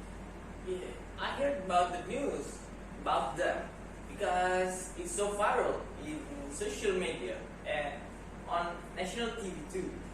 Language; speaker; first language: English; non-native, learner; Indonesian